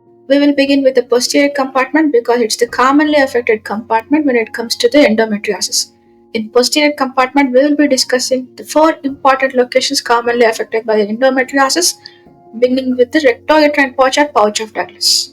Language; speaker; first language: English; non-native, local second language; Telugu